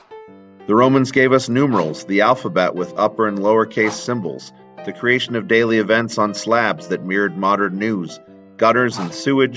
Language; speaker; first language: English; native; English